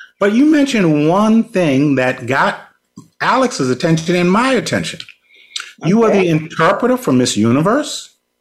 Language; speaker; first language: English; native; English